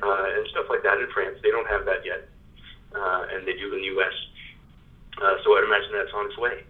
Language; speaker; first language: English; early bilingual, other home language; French